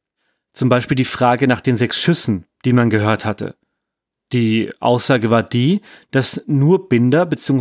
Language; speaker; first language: German; native; German